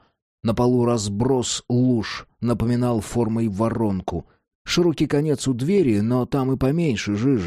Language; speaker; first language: Russian; native; Russian